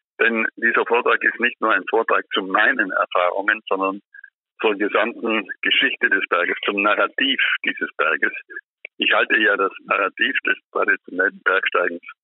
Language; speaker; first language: German; native; German